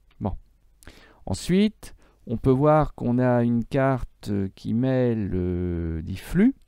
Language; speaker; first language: French; native; French